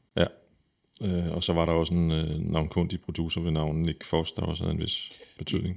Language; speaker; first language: Danish; native; Danish